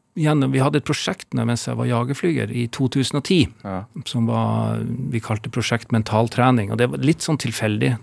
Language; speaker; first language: Norwegian; native; Norwegian